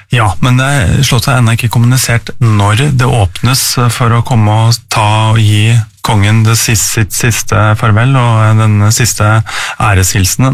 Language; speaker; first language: Norwegian; native; Norwegian